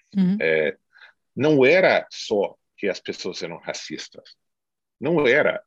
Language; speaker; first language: Portuguese; non-native, fluent; English